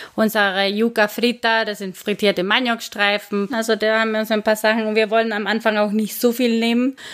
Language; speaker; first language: German; non-native, fluent; Spanish